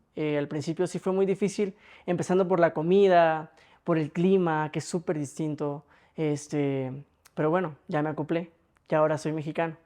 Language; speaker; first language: Spanish; native; Spanish